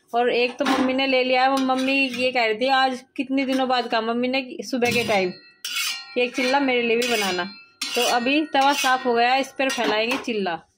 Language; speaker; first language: Hindi; native; Hindi